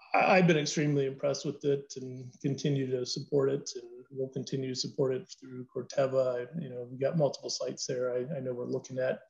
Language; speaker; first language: English; native; English